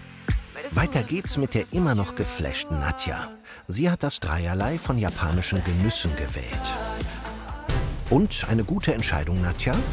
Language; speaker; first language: German; native; German